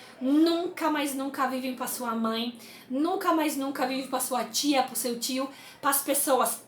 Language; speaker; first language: Portuguese; non-native, fluent; Polish